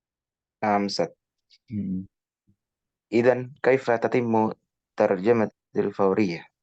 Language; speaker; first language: Arabic; non-native, learner; Indonesian